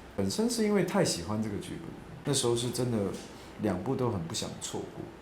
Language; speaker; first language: Chinese; native; Chinese